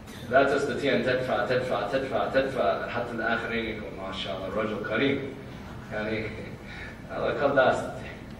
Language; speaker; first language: Arabic; non-native, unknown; English